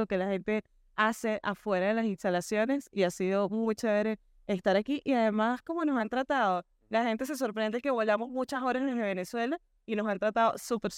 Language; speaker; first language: Spanish; native; Spanish